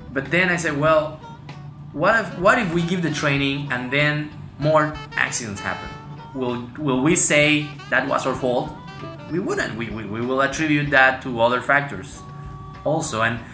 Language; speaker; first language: English; non-native, fluent; Spanish